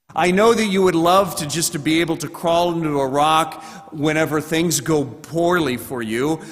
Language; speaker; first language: English; native; English